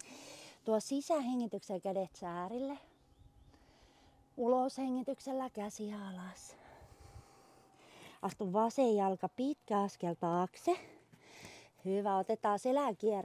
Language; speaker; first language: Finnish; native; Finnish